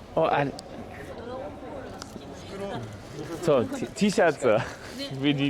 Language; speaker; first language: Japanese; non-native, learner; English